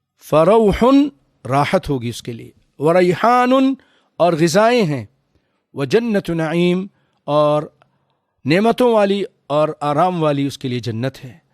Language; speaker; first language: Urdu; native; Urdu